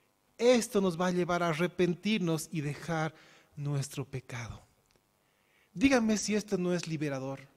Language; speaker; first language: Spanish; native; Spanish